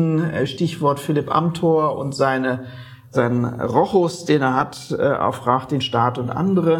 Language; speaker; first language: German; native; German